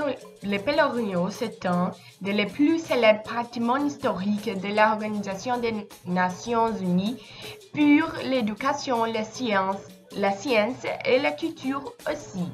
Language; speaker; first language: French; non-native, learner; Portuguese